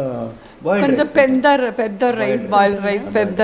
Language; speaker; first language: Telugu; non-native, learner; Malayalam